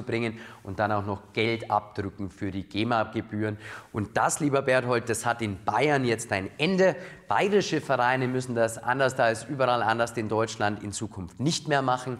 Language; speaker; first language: German; native; German